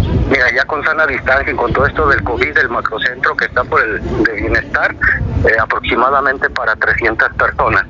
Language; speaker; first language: Spanish; native; Spanish